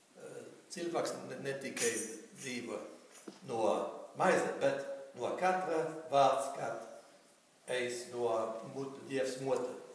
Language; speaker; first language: Latvian; non-native, learner; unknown